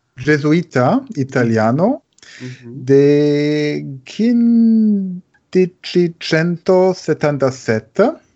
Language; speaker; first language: Italian; non-native, learner; German